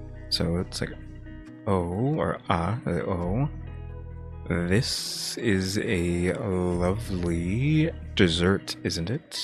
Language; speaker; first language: English; native; English